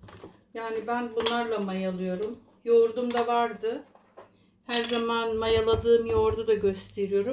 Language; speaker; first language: Turkish; native; Turkish